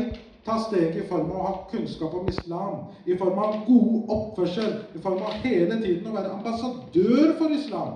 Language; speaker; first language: Norwegian; early bilingual, other home language; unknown